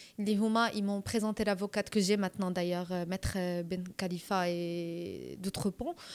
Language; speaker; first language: French; non-native, local second language; Arabic